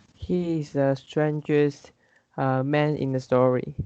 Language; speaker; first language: English; non-native, learner; Chinese